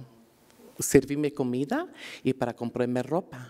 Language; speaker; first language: Spanish; early bilingual, heritage; Spanish